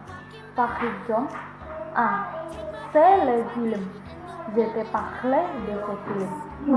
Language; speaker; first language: French; non-native, learner; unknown